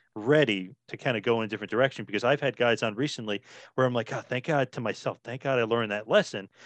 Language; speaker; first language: English; native; English